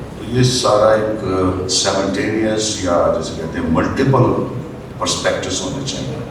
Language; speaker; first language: Urdu; non-native, local second language; Punjabi